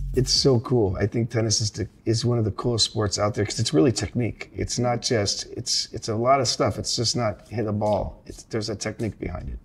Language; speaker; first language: English; native; English